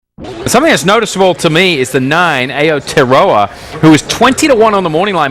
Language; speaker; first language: English; native; English